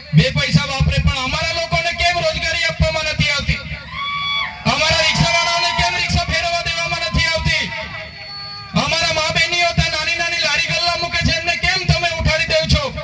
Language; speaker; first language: Gujarati; non-native, local second language; Vasavi